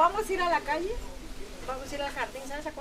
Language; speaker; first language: Spanish; native; Spanish